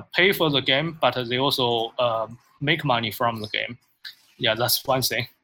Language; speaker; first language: English; non-native, fluent; Chinese